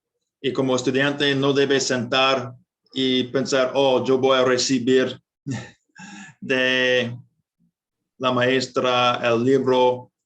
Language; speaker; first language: Spanish; non-native, fluent; English